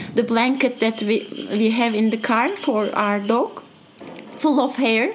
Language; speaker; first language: English; non-native, fluent; Turkish